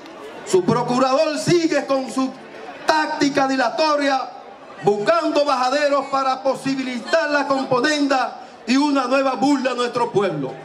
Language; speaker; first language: Spanish; native; Spanish